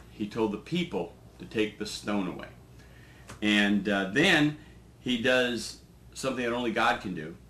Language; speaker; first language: English; native; English